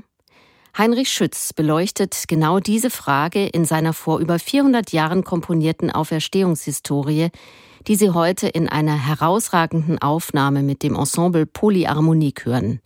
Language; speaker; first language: German; native; German